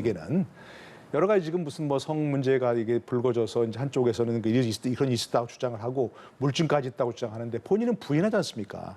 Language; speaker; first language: Korean; native; Korean